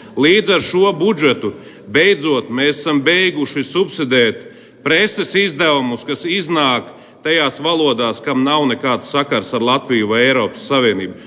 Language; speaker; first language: Latvian; native; Latvian